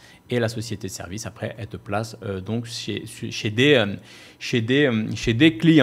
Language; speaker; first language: French; native; French